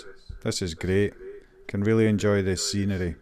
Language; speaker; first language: English; native; English